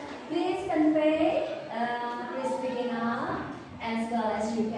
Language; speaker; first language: English; non-native, learner; Indonesian